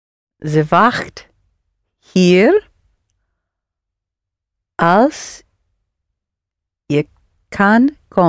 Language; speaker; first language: Dutch; non-native, learner; English